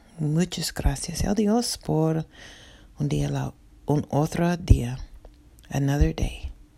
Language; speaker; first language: Spanish; non-native, learner; English